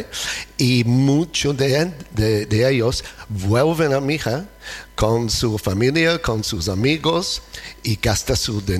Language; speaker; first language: Spanish; non-native, fluent; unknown